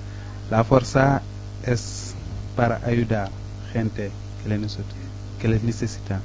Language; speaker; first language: Spanish; non-native, learner; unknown